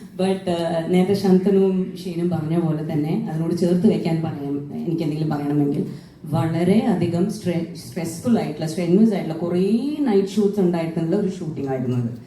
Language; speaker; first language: Malayalam; native; Malayalam